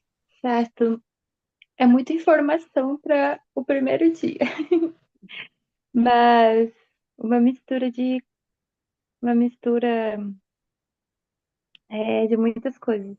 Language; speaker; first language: Portuguese; non-native, fluent; Spanish